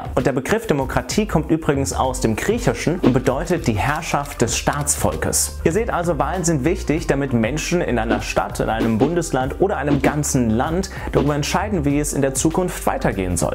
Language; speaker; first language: German; native; German